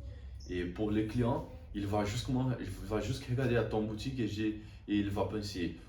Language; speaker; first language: French; non-native, learner; Portuguese